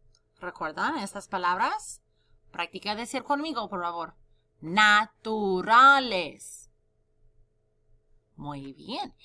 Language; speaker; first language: Spanish; non-native, fluent; English